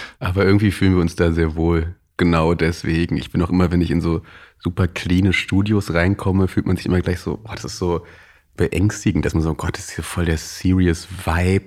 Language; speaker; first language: German; native; German